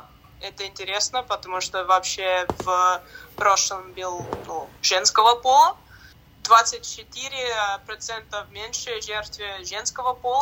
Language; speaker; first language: Russian; non-native, learner; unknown